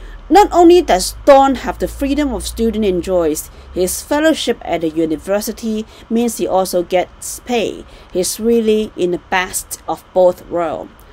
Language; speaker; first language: English; non-native, local second language; Cantonese